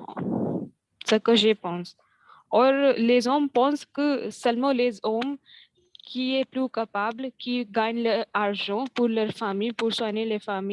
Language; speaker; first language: French; non-native, learner; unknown